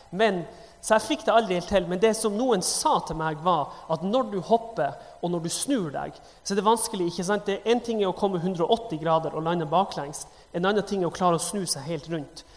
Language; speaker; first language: Norwegian; native; Norwegian